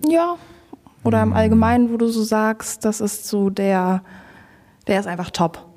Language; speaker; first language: German; native; German